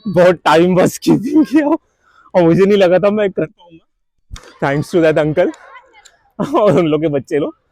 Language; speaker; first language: Hindi; non-native, local second language; Marathi